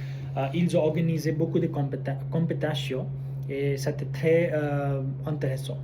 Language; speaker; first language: French; non-native, learner; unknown